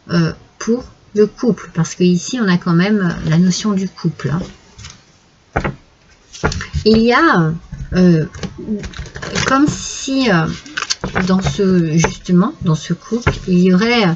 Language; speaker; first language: French; native; French